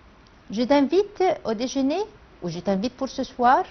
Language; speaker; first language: French; non-native, fluent; Arabic